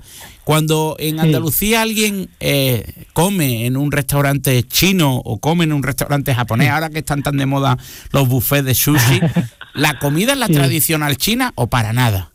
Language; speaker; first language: Spanish; native; Spanish